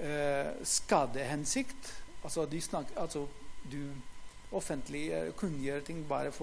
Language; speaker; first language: Norwegian; non-native, fluent; Greek